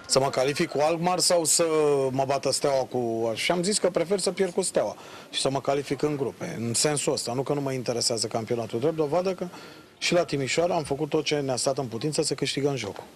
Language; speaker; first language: Romanian; native; Romanian